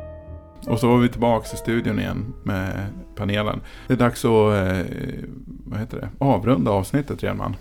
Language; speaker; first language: Swedish; native; Swedish